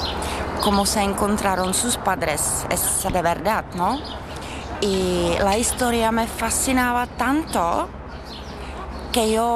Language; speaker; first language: Spanish; non-native, fluent; Czech